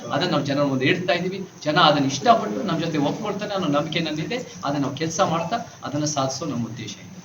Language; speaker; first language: Kannada; early bilingual, heritage; Kannada